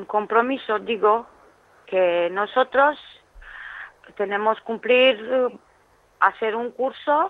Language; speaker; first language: Spanish; non-native, learner; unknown